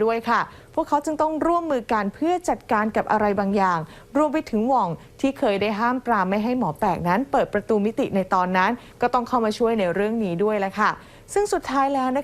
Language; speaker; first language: Thai; native; Thai